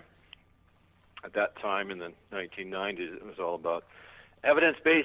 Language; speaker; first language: English; native; English